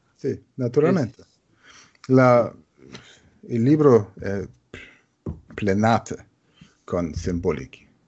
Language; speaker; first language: Italian; non-native, learner; German